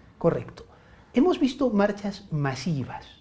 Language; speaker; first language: Spanish; native; Spanish